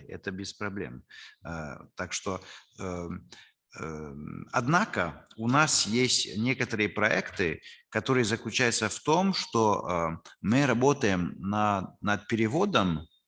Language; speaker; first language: Russian; non-native, fluent; French